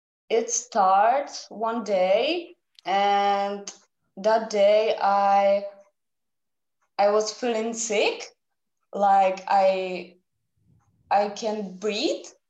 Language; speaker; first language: English; non-native, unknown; Czech